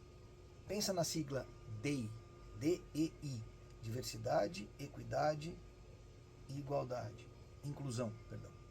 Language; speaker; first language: Portuguese; native; Portuguese